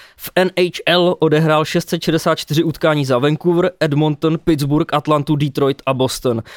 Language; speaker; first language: Czech; native; Czech